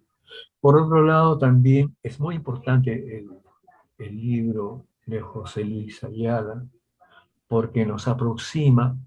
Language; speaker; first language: Spanish; native; Spanish